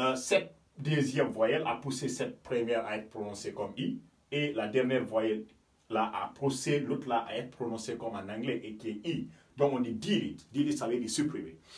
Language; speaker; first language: French; non-native, local second language; Fula